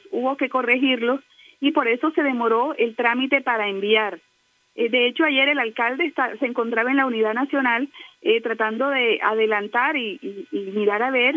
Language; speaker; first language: Spanish; native; Spanish